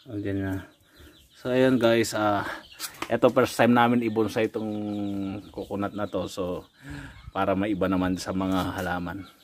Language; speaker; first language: Filipino; non-native, local second language; Iloko